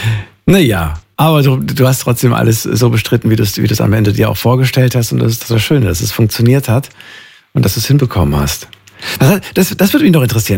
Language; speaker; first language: German; native; German